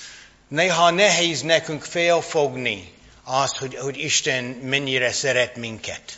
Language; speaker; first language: Hungarian; non-native, fluent; English